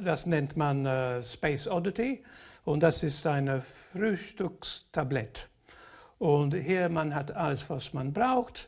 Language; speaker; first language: German; non-native, fluent; English